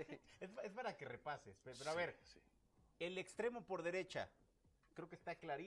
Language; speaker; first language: Spanish; native; Spanish